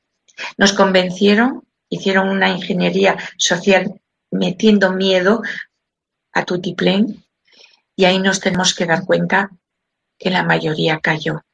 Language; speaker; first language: Spanish; native; Spanish